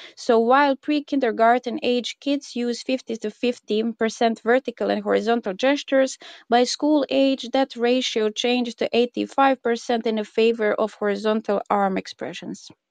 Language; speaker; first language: English; non-native, fluent; Croatian